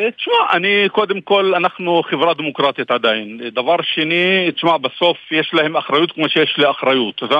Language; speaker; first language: Hebrew; non-native, local second language; Arabic